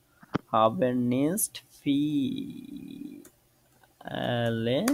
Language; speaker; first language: German; non-native, fluent; Bangla